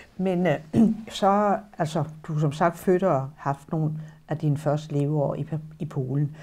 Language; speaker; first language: Danish; native; Danish